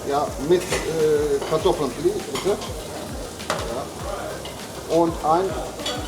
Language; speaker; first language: German; early bilingual, other home language; Turkish